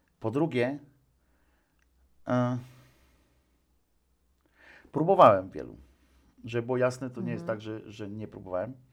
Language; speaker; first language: Polish; native; Polish